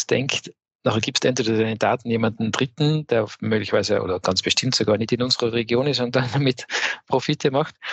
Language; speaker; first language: German; native; German